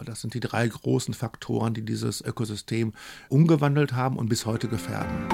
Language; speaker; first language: German; native; German